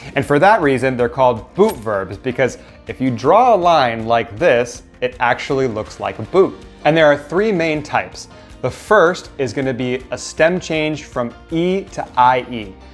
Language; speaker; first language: English; native; English